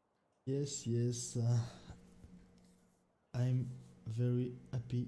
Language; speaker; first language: English; non-native, learner; French